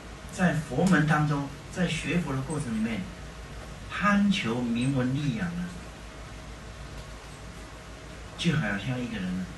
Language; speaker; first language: Chinese; native; Chinese